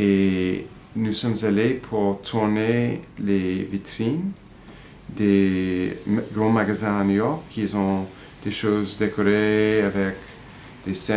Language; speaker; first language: French; non-native, fluent; English